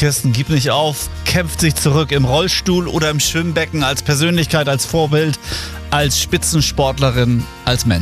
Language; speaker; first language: German; native; German